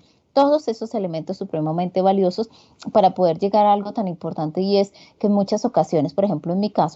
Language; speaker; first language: Spanish; native; Spanish